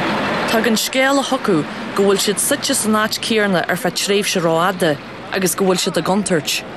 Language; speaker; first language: Irish; native; Irish